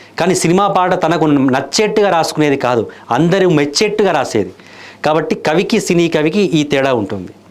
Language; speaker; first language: Telugu; native; Telugu